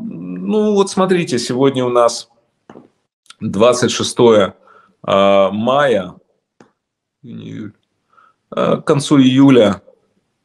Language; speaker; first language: Russian; native; Russian